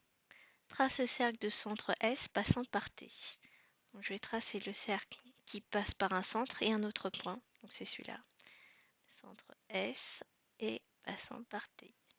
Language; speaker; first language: French; native; French